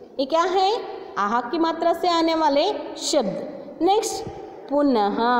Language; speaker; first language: Hindi; non-native, local second language; Kannada